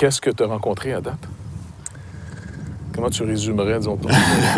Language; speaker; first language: French; native; French